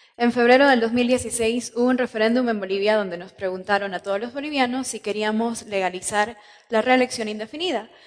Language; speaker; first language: Spanish; native; Spanish